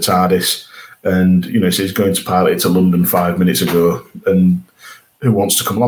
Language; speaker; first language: English; native; English